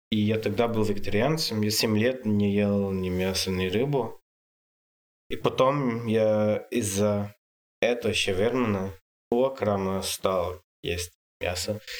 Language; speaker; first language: Russian; non-native, fluent; English